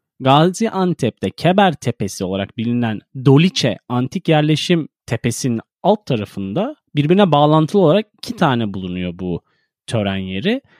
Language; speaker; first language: Turkish; native; Turkish